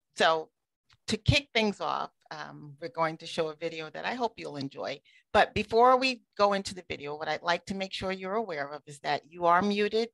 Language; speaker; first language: English; native; English